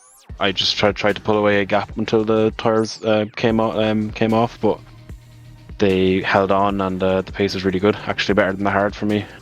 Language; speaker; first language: English; native; English